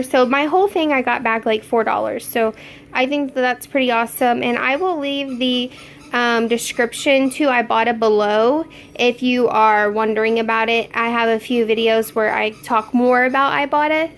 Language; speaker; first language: English; native; English